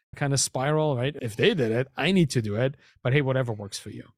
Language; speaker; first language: English; non-native, fluent; German